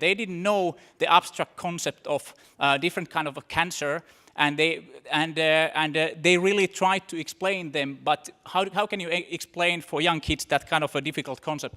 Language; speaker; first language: English; non-native, fluent; Finnish